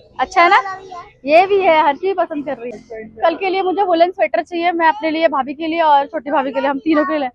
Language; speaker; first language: Hindi; non-native, local second language; Bangla